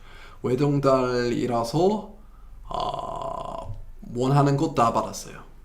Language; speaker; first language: Korean; non-native, fluent; English